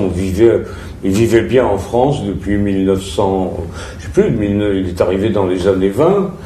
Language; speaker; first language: French; early bilingual, other home language; Russian